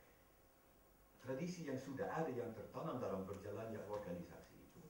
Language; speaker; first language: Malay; non-native, fluent; Dutch